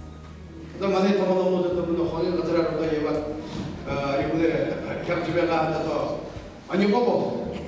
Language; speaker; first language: Mongolian; non-native, learner; Buriat